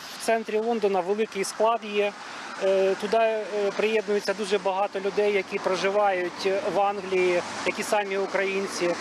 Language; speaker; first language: Ukrainian; non-native, local second language; Russian